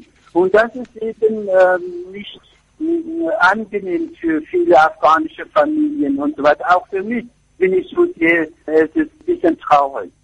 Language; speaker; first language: German; non-native, fluent; Persian